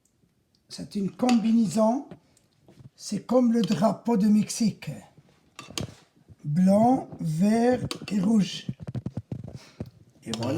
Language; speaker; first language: French; non-native, local second language; Arabic